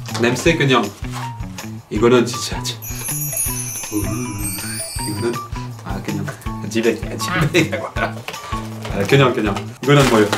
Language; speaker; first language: Korean; non-native, learner; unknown